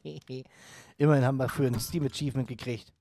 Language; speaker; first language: German; native; German